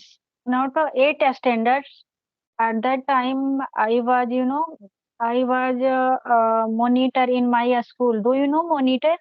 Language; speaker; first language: English; non-native, learner; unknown